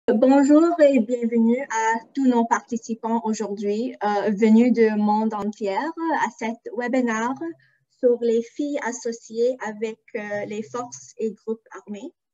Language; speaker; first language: French; non-native, fluent; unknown